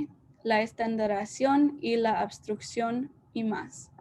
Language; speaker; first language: Spanish; early bilingual, heritage; Spanish